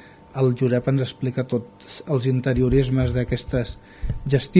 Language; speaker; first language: Catalan; native; Catalan